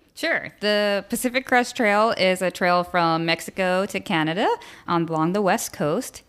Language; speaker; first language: English; native; English